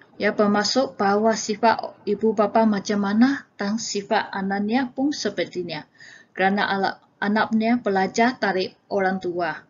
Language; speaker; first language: Malay; non-native, local second language; Chinese